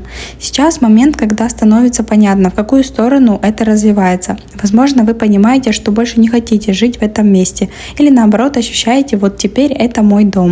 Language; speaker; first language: Russian; native; Russian